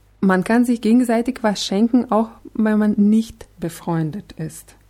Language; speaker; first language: German; non-native, fluent; Russian